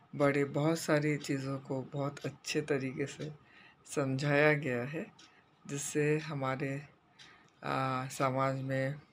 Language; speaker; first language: Hindi; native; Hindi